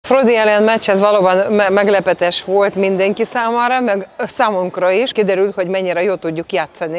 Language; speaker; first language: Hungarian; non-native, fluent; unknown